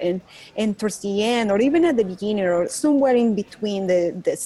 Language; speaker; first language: English; non-native, fluent; Spanish